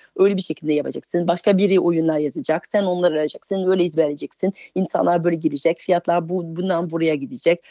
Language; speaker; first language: Turkish; non-native, fluent; French